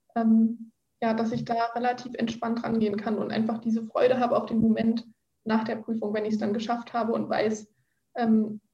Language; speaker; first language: German; native; German